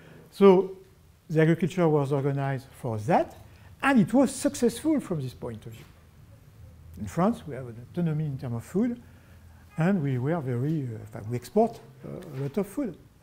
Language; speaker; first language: English; non-native, fluent; French